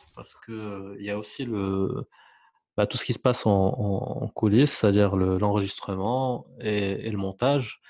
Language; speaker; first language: French; non-native, local second language; Arabic